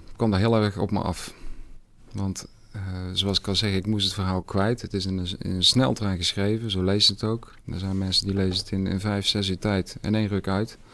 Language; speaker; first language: Dutch; native; Dutch